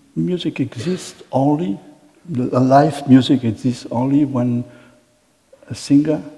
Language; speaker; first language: English; non-native, fluent; Catalan